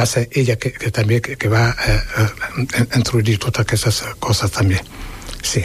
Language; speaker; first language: Catalan; non-native, fluent; Wolof